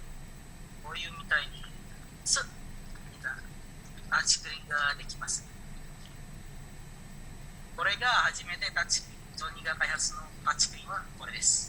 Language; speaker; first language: Japanese; non-native, learner; Indonesian